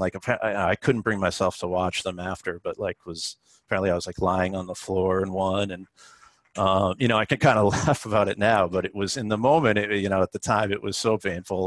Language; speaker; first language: English; native; English